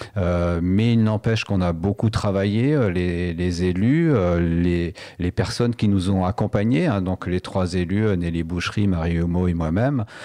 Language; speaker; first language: French; native; French